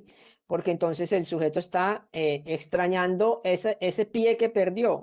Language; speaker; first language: Spanish; native; Spanish